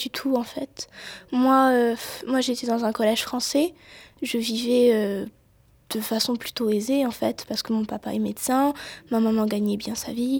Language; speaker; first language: French; native; French